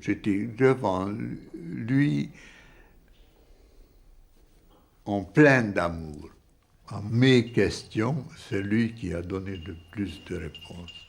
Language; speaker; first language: French; non-native, fluent; Hungarian